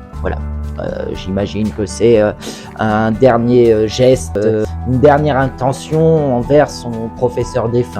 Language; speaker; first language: French; native; French